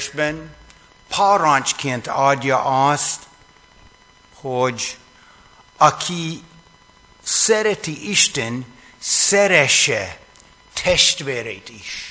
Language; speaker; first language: Hungarian; non-native, fluent; English